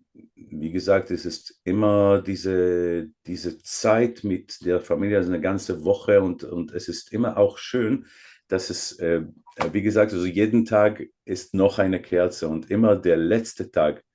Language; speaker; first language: German; non-native, fluent; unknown